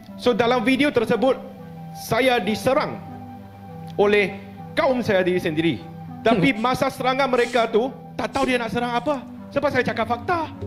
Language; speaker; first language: Malay; non-native, local second language; Chinese